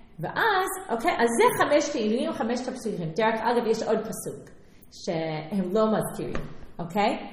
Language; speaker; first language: Hebrew; non-native, fluent; English